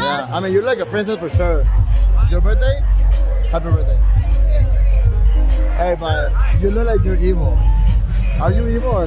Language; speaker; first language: English; early bilingual, other home language; Spanish